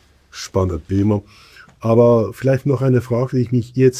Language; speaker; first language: German; native; German